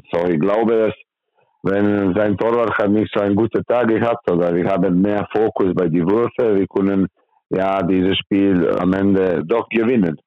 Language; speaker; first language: German; non-native, learner; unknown